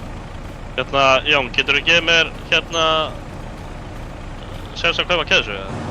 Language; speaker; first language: Icelandic; native; Icelandic